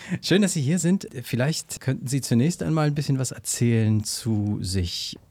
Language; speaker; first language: German; native; German